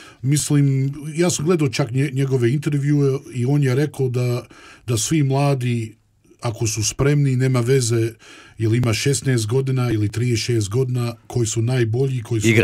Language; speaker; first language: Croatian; early bilingual, heritage; Croatian